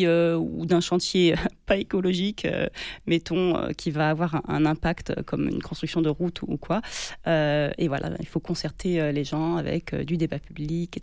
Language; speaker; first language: French; native; French